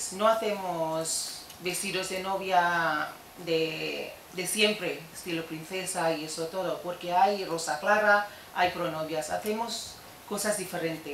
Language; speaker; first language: Spanish; non-native, fluent; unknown